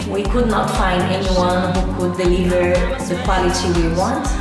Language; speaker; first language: English; non-native, fluent; Portuguese